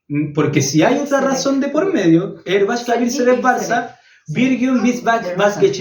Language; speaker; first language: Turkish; non-native, learner; Spanish